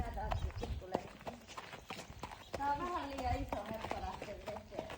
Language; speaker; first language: Finnish; native; Finnish